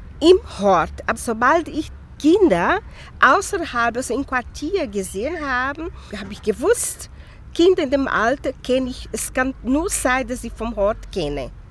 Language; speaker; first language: German; non-native, fluent; Portuguese